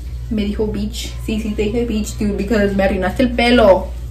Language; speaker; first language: Spanish; early bilingual, heritage; Spanish